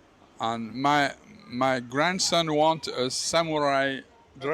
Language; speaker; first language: English; non-native, learner; French